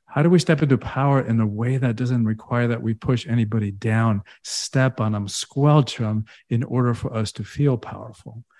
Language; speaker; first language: English; early bilingual, other home language; Spanish